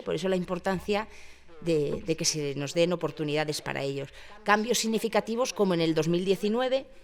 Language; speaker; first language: Spanish; native; Spanish